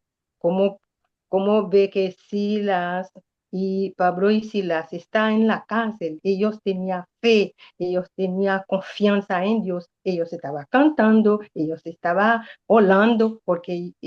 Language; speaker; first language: Spanish; non-native, learner; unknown